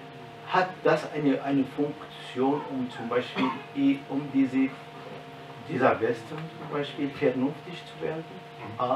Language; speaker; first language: German; non-native, learner; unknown